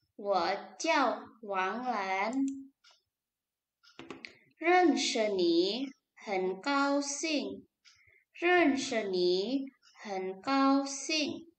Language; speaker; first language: Chinese; non-native, fluent; Indonesian